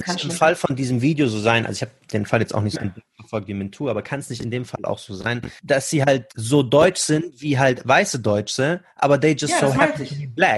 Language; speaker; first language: German; early bilingual, other home language; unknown